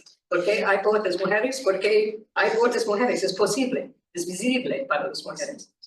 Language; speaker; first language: Spanish; non-native, learner; English